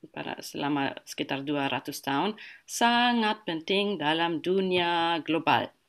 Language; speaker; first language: Indonesian; non-native, fluent; German